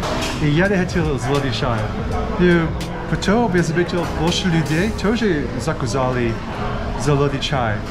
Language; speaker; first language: Russian; non-native, learner; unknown